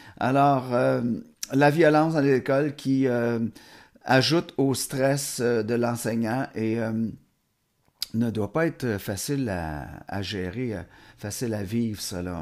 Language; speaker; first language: French; native; French